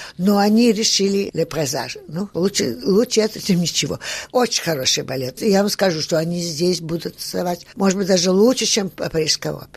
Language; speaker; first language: Russian; early bilingual, heritage; Russian